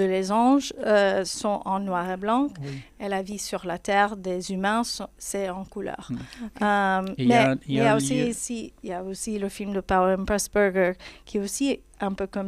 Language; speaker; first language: French; non-native, fluent; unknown